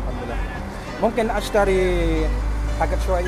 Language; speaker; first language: Arabic; non-native, learner; Indonesian